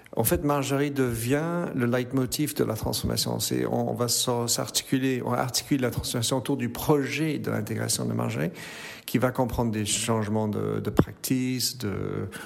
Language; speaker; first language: French; native; French